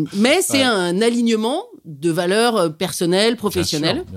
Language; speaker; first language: French; native; French